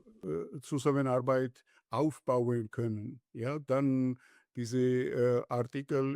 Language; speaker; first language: German; non-native, learner; Georgian